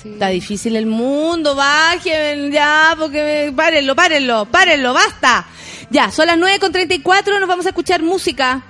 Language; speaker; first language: Spanish; native; Spanish